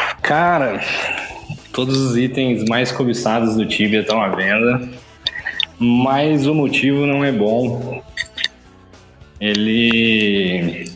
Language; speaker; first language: Portuguese; native; Portuguese